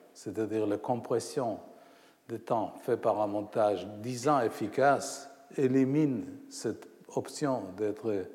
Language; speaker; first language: French; non-native, fluent; Hebrew